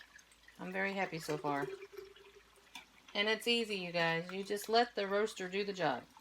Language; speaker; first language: English; native; English